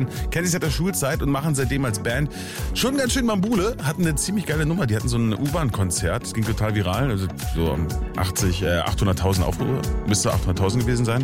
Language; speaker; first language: German; native; German